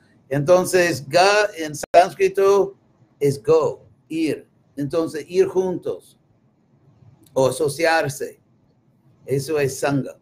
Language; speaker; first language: Spanish; non-native, fluent; English